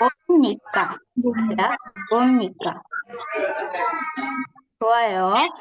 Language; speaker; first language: Korean; non-native, fluent; Indonesian